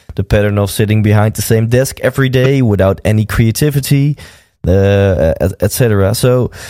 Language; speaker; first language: English; non-native, fluent; Dutch